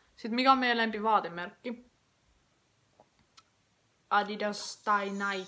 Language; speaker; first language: Finnish; native; Finnish